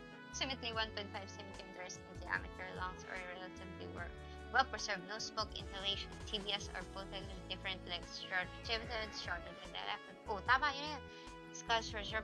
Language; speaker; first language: English; non-native, local second language; Filipino